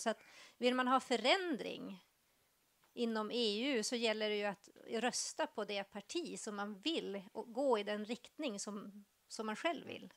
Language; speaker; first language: Swedish; native; Swedish